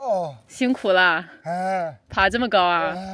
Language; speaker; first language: Chinese; non-native, fluent; English